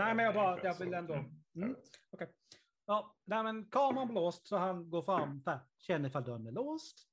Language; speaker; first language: Swedish; native; Swedish